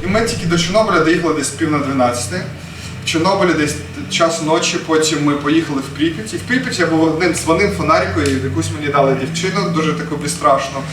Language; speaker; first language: Ukrainian; native; Ukrainian